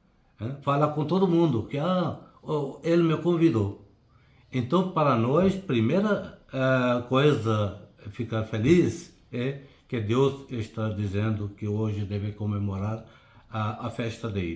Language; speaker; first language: Portuguese; non-native, fluent; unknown